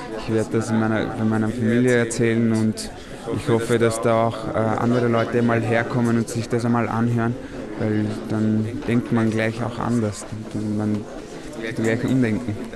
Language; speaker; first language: German; early bilingual, other home language; Turkish